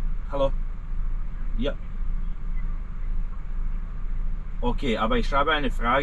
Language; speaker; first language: German; non-native, learner; Croatian